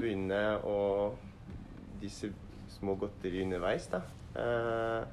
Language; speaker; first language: Norwegian; non-native, learner; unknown